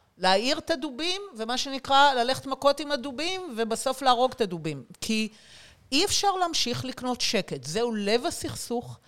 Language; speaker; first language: Hebrew; native; Hebrew